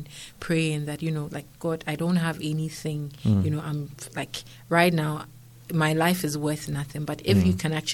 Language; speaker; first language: English; non-native, local second language; Akan